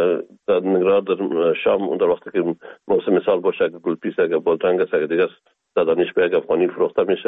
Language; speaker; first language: Persian; native; Persian